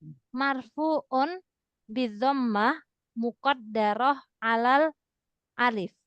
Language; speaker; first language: Arabic; non-native, fluent; Indonesian